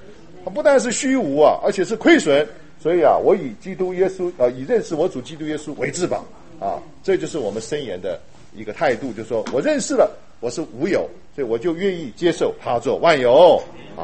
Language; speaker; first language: Chinese; native; Chinese